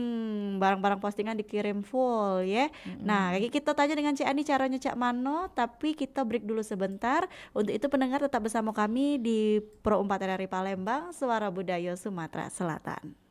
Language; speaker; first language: Indonesian; native; Indonesian